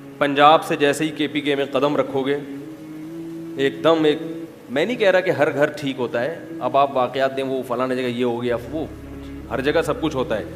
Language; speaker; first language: Urdu; native; Urdu